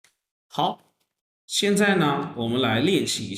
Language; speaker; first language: Chinese; non-native, fluent; Urdu